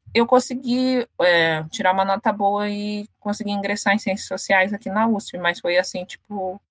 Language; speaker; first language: Portuguese; native; Portuguese